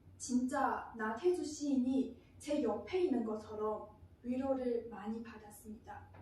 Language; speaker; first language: Korean; non-native, fluent; Chinese